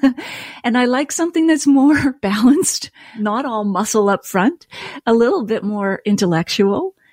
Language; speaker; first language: English; native; English